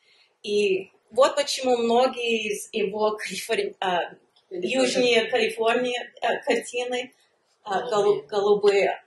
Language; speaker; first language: Russian; early bilingual, heritage; Russian